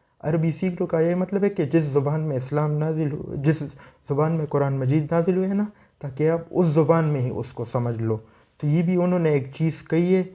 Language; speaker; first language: Urdu; non-native, local second language; Pashto